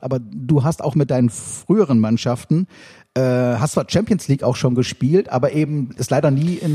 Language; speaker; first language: German; native; German